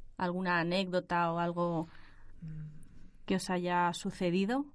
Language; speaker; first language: Spanish; native; Spanish